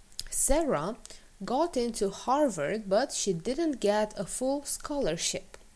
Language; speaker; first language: English; non-native, fluent; Romanian